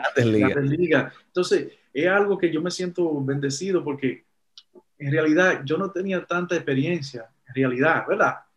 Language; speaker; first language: Spanish; early bilingual, heritage; Spanish